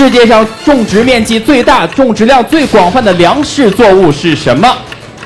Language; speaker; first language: Chinese; native; Chinese